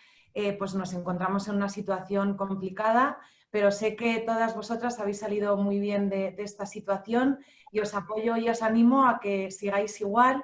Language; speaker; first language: Spanish; native; Spanish